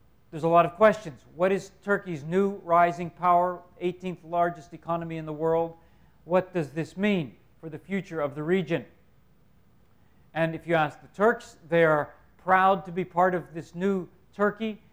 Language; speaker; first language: English; native; English